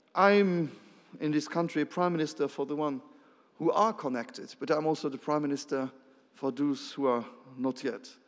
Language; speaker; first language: English; non-native, fluent; Luxembourgish